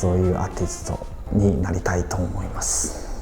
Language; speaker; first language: Japanese; non-native, fluent; Chinese